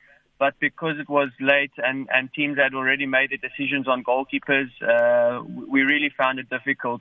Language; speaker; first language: English; native; English